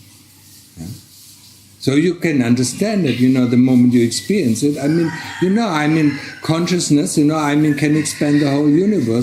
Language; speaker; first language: English; non-native, fluent; German